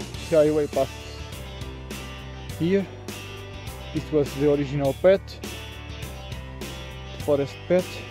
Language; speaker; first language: English; non-native, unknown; Portuguese